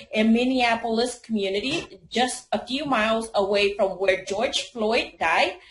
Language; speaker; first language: English; non-native, fluent; Khmer